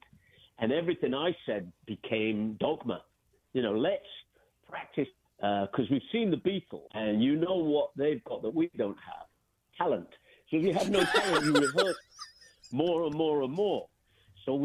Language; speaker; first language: English; native; English